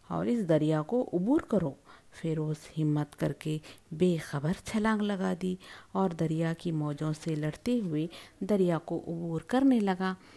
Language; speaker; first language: Urdu; native; Urdu